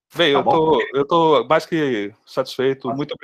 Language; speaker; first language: Portuguese; native; Portuguese